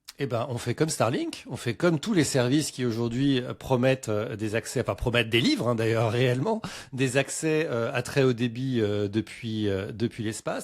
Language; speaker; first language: French; native; French